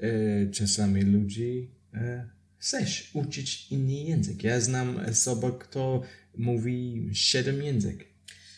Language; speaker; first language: Polish; non-native, learner; English